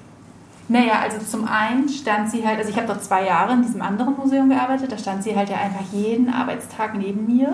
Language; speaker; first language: German; native; German